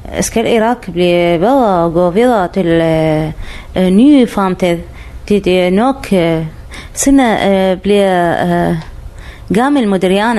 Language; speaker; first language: Danish; non-native, learner; Arabic